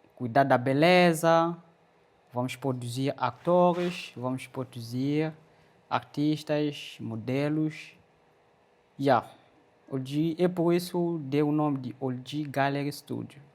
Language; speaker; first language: Portuguese; non-native, fluent; French